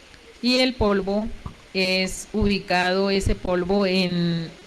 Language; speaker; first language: Spanish; native; Spanish